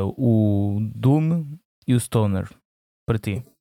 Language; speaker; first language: Portuguese; native; Portuguese